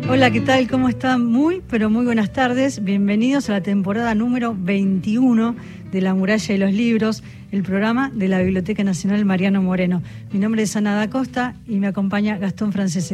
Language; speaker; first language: Spanish; native; Spanish